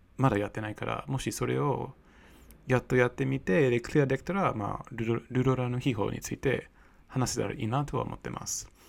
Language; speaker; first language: Japanese; non-native, fluent; English